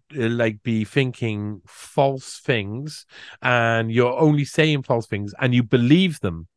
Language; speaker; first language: English; native; English